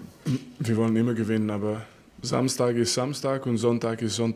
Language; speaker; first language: German; non-native, fluent; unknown